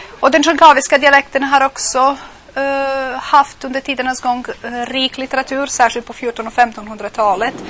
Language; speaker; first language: Swedish; non-native, fluent; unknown